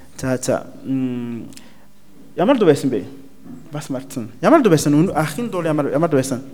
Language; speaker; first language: Mongolian; non-native, learner; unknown